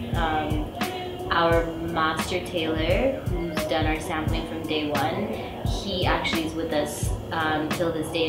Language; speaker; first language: English; native; English